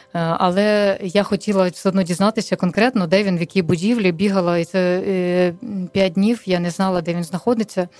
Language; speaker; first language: Ukrainian; non-native, local second language; Russian